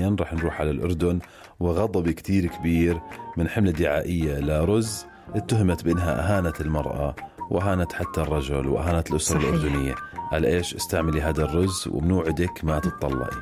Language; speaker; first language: Arabic; native; Arabic